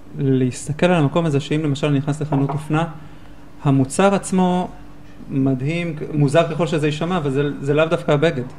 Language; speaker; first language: Hebrew; native; Hebrew